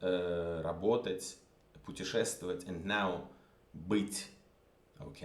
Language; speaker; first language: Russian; non-native, fluent; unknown